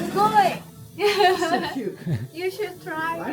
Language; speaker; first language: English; non-native, learner; Japanese